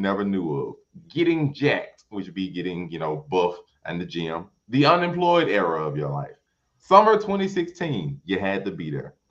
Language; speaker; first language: English; native; English